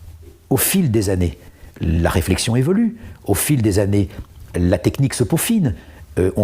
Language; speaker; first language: French; native; French